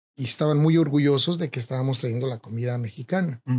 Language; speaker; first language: Spanish; native; Spanish